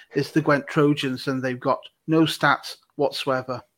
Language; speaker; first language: English; native; English